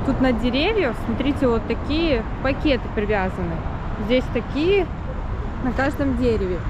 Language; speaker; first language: Russian; native; Russian